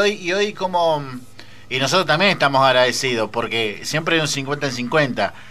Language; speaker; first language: Spanish; native; Spanish